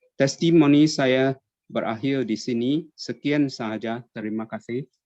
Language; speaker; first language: Malay; non-native, local second language; Min Nan Chinese